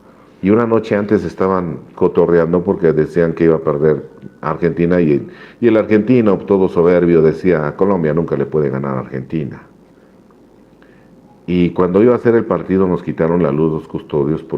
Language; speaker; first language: Spanish; native; Spanish